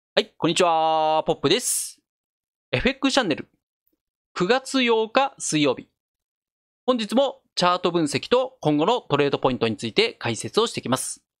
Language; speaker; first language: Japanese; native; Japanese